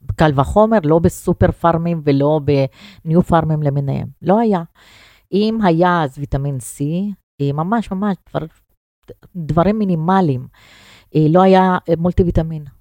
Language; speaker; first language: Hebrew; non-native, fluent; Russian